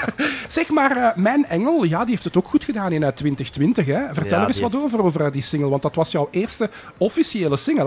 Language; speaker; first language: Dutch; native; Dutch